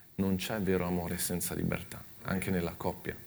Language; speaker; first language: Italian; native; Italian